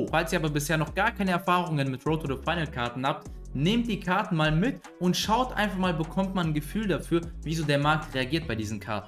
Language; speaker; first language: German; native; German